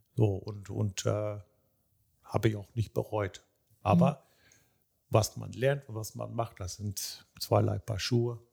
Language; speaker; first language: German; early bilingual, other home language; Turkish